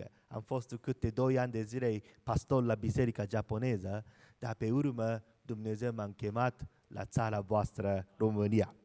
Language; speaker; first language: Romanian; non-native, learner; Japanese